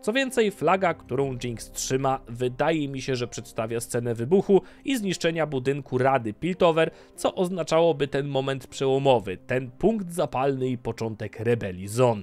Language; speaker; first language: Polish; native; Polish